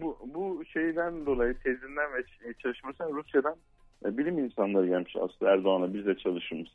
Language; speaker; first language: Turkish; native; Turkish